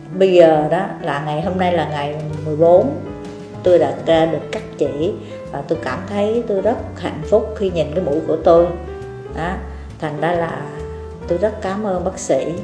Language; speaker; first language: Vietnamese; native; Vietnamese